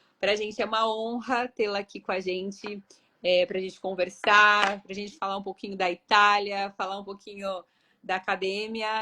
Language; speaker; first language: Portuguese; native; Portuguese